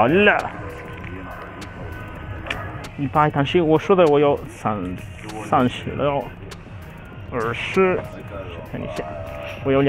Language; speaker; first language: Chinese; non-native, learner; Spanish